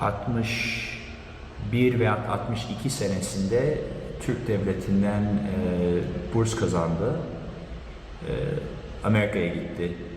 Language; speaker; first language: Turkish; early bilingual, heritage; Turkish